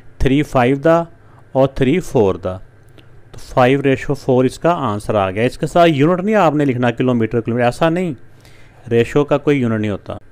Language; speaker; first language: Urdu; non-native, local second language; Punjabi